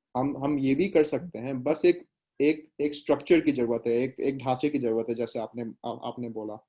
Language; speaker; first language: Hindi; native; Hindi